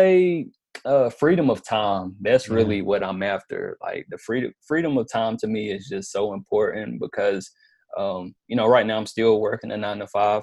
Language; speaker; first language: English; native; English